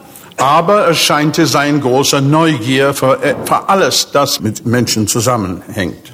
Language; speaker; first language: German; non-native, fluent; English